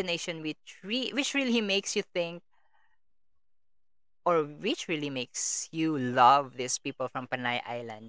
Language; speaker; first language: English; non-native, local second language; Kinaray-a